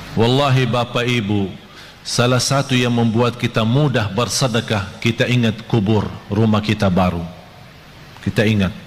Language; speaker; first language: Malay; non-native, fluent; Arabic